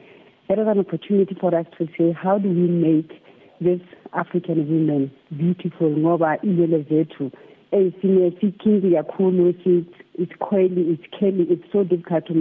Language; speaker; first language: English; non-native, local second language; Tswana